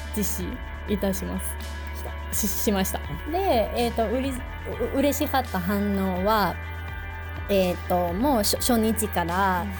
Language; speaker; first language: Japanese; non-native, fluent; Thai